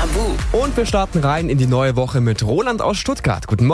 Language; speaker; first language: German; native; German